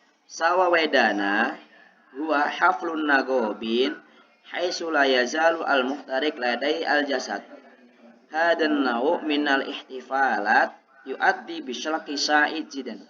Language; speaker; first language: Arabic; non-native, learner; Indonesian